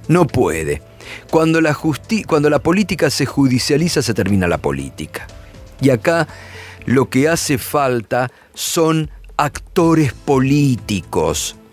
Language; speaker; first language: Spanish; native; Spanish